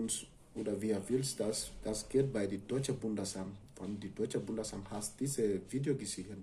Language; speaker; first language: German; non-native, learner; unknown